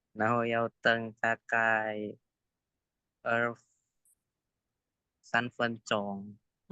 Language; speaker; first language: Chinese; non-native, learner; Indonesian